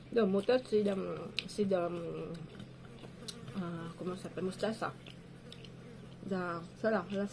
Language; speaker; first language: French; non-native, learner; Filipino